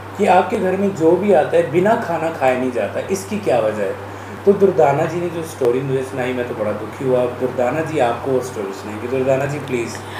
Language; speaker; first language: Urdu; non-native, local second language; Punjabi